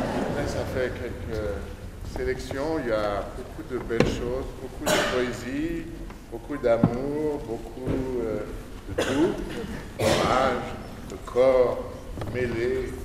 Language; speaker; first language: French; native; French